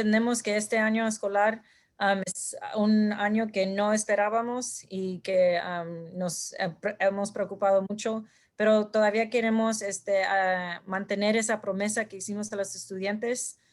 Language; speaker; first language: Spanish; early bilingual, heritage; Spanish